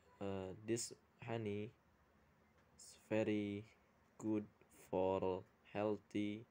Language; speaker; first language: English; non-native, learner; Indonesian